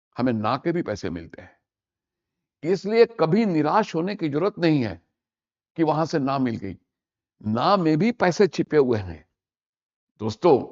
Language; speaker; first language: Hindi; native; Hindi